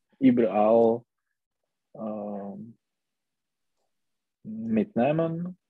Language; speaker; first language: German; non-native, learner; Czech